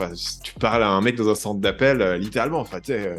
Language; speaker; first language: French; native; French